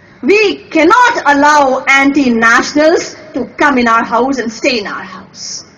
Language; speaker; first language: English; non-native, local second language; Hindi